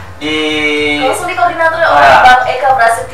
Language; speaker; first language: Indonesian; native; Indonesian